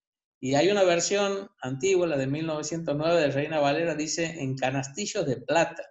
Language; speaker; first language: Spanish; native; Spanish